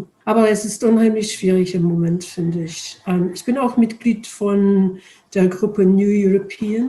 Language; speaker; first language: German; non-native, fluent; English